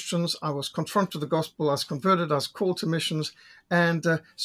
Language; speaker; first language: English; native; English